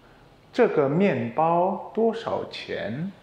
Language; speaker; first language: Chinese; non-native, fluent; Indonesian